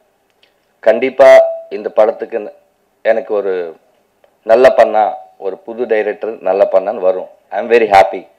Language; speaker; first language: Tamil; non-native, local second language; Telugu